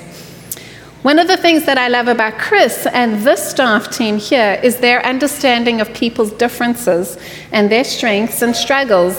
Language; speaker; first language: English; native; English